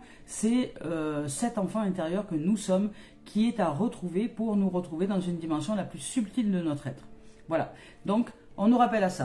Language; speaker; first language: French; native; French